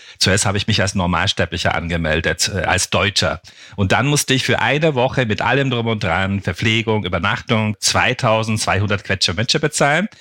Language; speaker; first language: German; non-native, fluent; Turkish